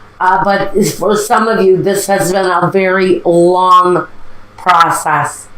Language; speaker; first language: English; native; English